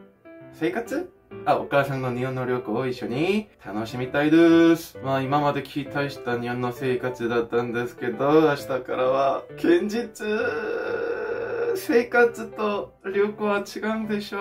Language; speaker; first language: Japanese; non-native, fluent; Korean